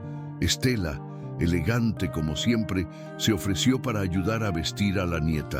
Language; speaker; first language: Spanish; native; Spanish